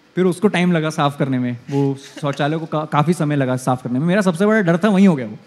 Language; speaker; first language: Hindi; native; Hindi